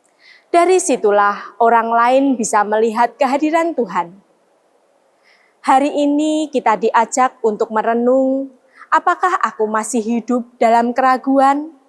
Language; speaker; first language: Indonesian; native; Indonesian